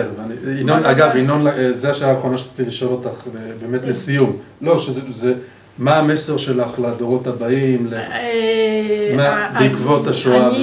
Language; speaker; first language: Hebrew; native; Hebrew